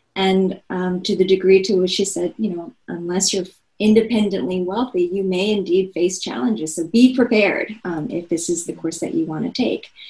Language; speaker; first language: English; non-native, fluent; Korean